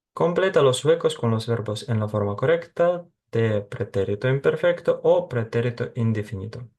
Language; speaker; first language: Spanish; non-native, fluent; Ukrainian